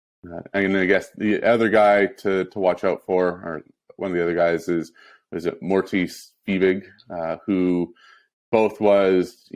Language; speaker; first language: English; native; English